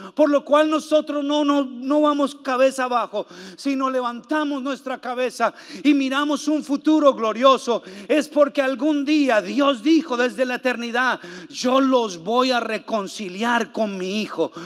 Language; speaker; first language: Spanish; native; Spanish